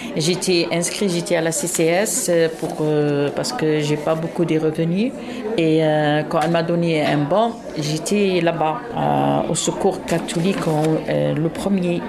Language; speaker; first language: French; non-native, local second language; Arabic